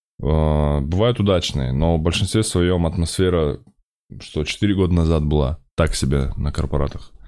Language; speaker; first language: Russian; native; Russian